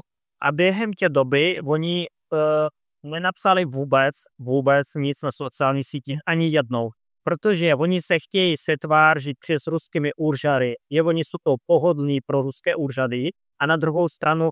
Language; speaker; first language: Czech; non-native, fluent; Russian